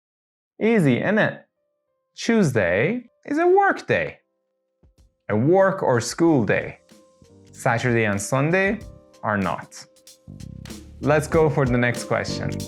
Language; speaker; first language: English; non-native, fluent; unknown